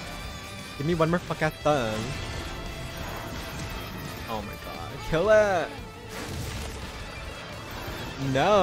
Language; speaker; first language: English; native; English